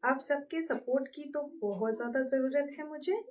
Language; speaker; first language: Hindi; non-native, local second language; Bangla